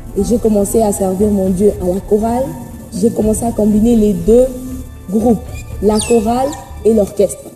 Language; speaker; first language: French; non-native, local second language; Swahili